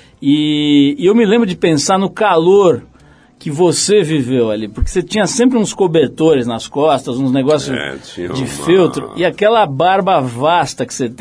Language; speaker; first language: Portuguese; native; Portuguese